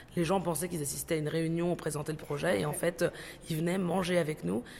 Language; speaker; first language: French; native; French